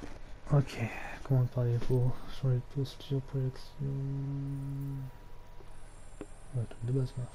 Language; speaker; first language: French; native; French